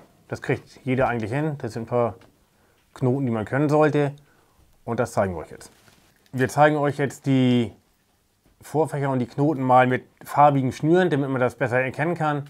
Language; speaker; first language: German; native; German